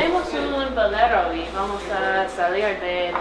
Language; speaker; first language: Spanish; non-native, learner; English